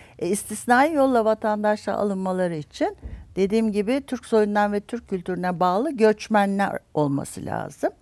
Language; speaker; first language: Turkish; native; Turkish